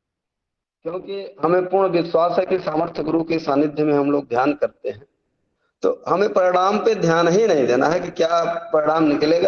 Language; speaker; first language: Hindi; native; Hindi